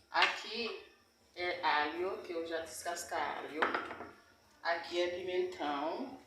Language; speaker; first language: Portuguese; non-native, learner; Haitian Creole